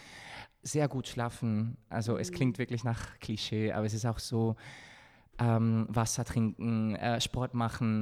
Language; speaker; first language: German; non-native, fluent; Spanish